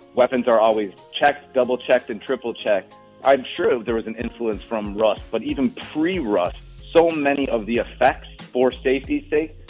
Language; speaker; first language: English; native; English